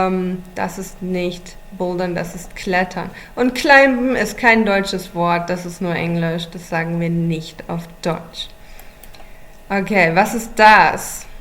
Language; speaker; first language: German; non-native, fluent; English